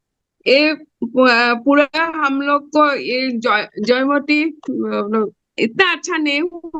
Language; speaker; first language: Hindi; non-native, local second language; Assamese